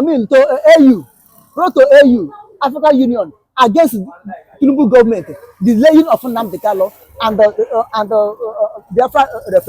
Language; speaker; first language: English; non-native, local second language; Igbo